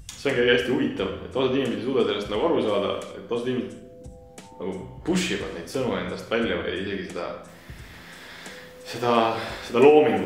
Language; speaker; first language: Estonian; native; Estonian